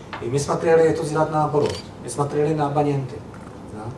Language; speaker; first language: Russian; non-native, learner; Czech